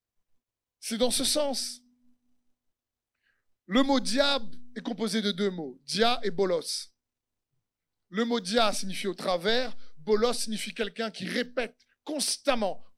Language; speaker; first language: French; native; French